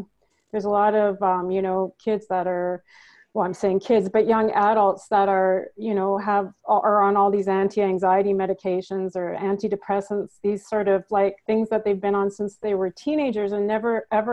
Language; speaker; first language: English; native; English